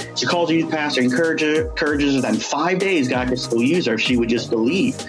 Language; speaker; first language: English; native; English